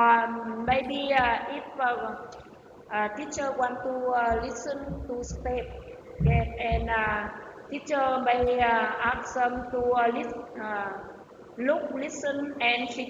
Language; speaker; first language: English; non-native, learner; Vietnamese